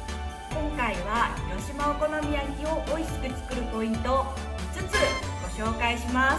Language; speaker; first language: Japanese; native; Japanese